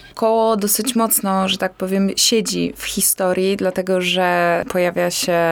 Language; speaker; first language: Polish; native; Polish